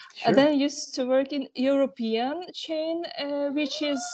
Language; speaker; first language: English; non-native, fluent; Ukrainian